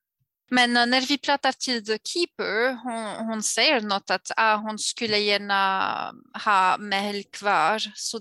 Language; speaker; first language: Swedish; non-native, fluent; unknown